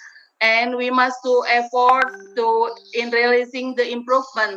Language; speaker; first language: English; non-native, learner; Indonesian